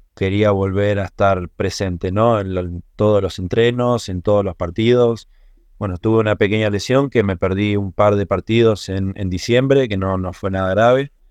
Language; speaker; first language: Spanish; native; Spanish